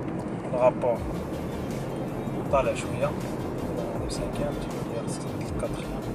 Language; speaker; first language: French; non-native, local second language; Arabic